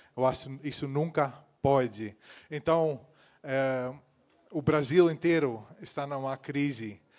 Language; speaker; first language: Portuguese; non-native, fluent; Dutch